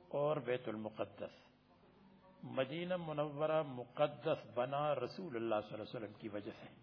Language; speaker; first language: Urdu; native; Urdu